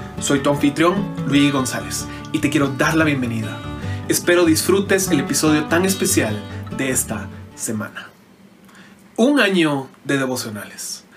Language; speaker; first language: Spanish; native; Spanish